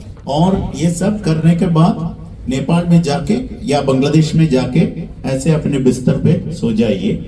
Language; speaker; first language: Hindi; non-native, learner; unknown